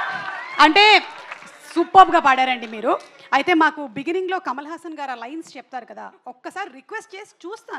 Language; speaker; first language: Telugu; native; Telugu